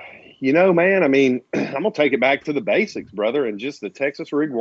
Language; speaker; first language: English; native; English